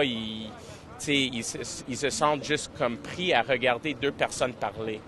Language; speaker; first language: French; non-native, local second language; English